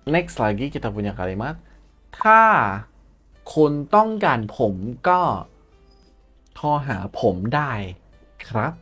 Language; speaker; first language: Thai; non-native, fluent; Indonesian